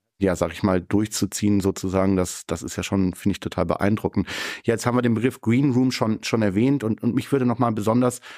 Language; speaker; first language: German; native; German